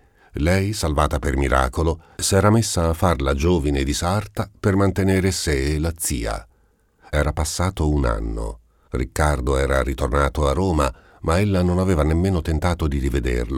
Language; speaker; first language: Italian; native; Italian